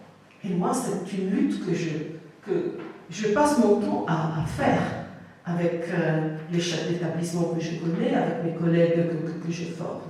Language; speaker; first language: French; non-native, fluent; Italian